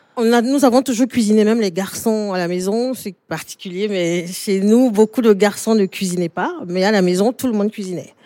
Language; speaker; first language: French; native; French